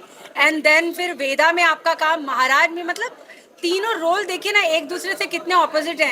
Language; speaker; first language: Hindi; native; Hindi